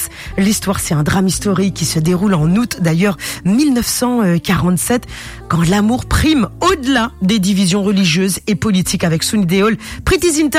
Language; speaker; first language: French; non-native, local second language; Morisyen